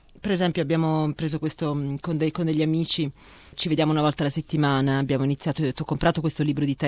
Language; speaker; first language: Italian; native; Italian